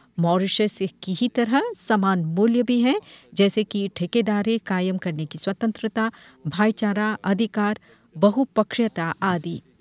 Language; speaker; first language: Hindi; non-native, local second language; Morisyen